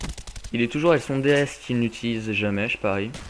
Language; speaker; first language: French; native; French